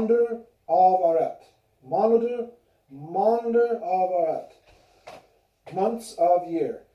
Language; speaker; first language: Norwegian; non-native, learner; English